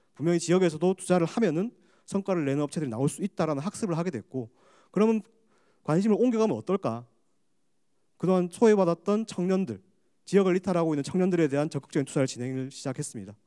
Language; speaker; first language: Korean; native; Korean